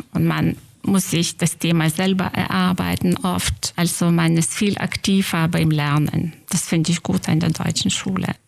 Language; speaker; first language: German; non-native, fluent; Lithuanian